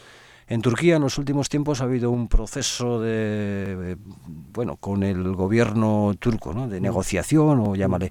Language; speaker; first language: Spanish; native; Spanish